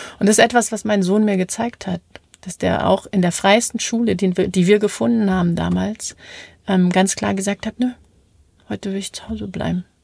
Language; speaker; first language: German; native; German